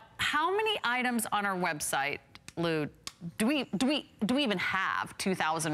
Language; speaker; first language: English; native; English